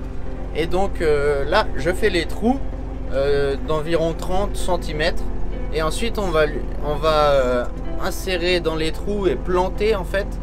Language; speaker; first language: French; native; French